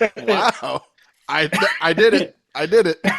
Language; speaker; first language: English; native; English